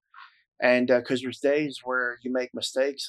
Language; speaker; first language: English; native; English